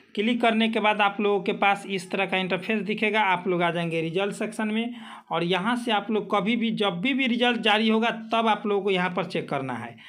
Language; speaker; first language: Hindi; native; Hindi